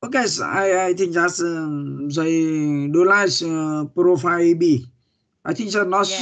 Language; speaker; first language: English; non-native, learner; Vietnamese